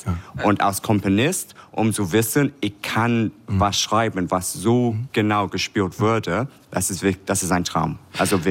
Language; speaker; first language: German; non-native, fluent; English